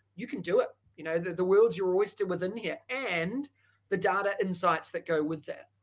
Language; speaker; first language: English; native; English